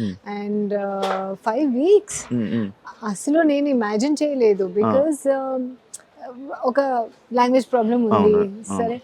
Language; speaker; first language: Telugu; non-native, local second language; Hindi